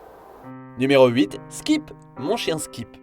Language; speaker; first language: French; native; French